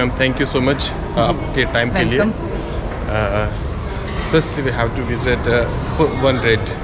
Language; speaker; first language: Hindi; native; Hindi